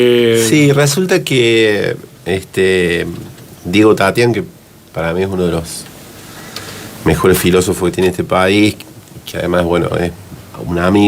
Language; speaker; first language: Spanish; native; Spanish